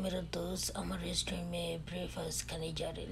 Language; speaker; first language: Hindi; non-native, local second language; Nepali